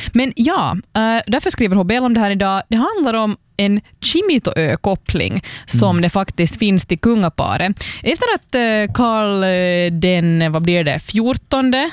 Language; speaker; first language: Swedish; native; Swedish